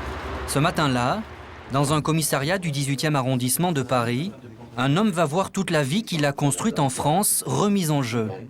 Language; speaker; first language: French; native; French